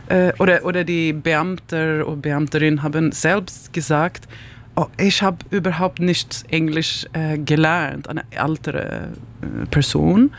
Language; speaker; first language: German; non-native, learner; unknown